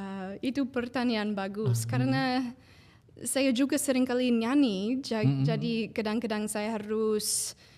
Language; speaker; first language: Indonesian; non-native, fluent; English